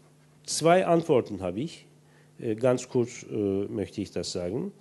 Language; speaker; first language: German; non-native, fluent; Turkish